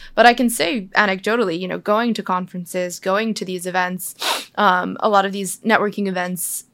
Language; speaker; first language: English; native; English